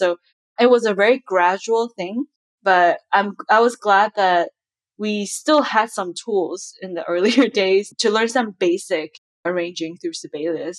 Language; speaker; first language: English; non-native, local second language; Chinese